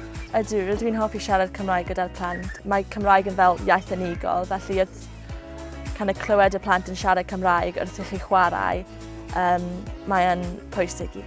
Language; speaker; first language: Welsh; non-native, local second language; English